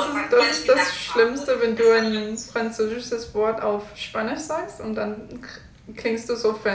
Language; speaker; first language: German; non-native, learner; English